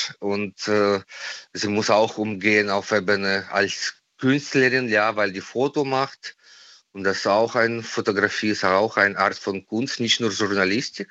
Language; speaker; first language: German; non-native, fluent; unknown